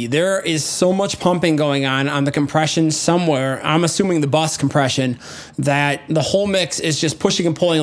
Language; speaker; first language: English; native; English